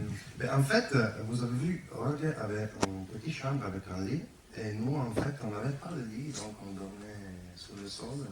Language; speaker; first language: French; non-native, fluent; Italian